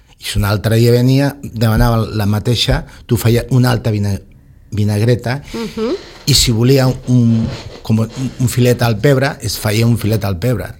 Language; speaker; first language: Catalan; non-native, local second language; Spanish